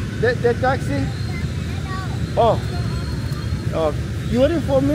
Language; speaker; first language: English; non-native, fluent; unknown